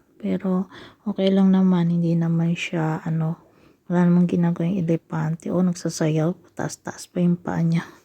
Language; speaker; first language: Filipino; native; Filipino